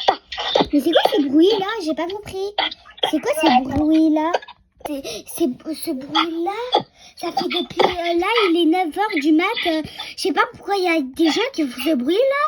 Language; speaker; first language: French; native; French